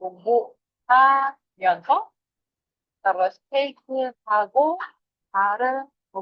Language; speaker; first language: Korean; non-native, fluent; Indonesian